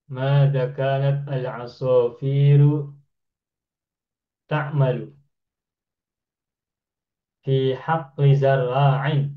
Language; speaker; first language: Arabic; non-native, fluent; Indonesian